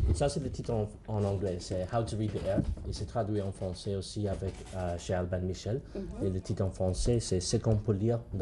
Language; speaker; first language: French; non-native, learner; English